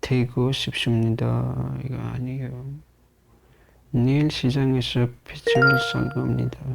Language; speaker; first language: Korean; non-native, learner; Nepali